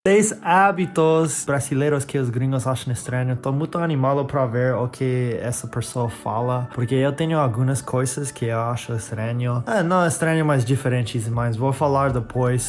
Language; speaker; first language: Portuguese; non-native, fluent; English